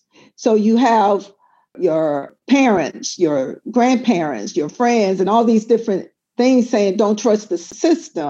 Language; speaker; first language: English; native; English